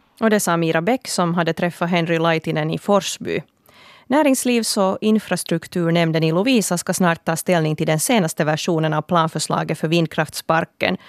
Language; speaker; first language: Swedish; native; Swedish